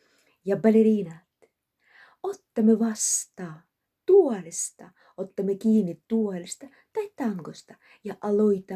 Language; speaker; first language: Finnish; non-native, learner; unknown